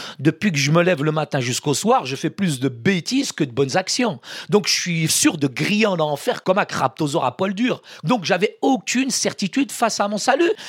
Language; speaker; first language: French; early bilingual, other home language; Arabic